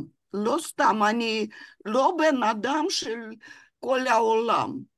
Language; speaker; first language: Hebrew; non-native, fluent; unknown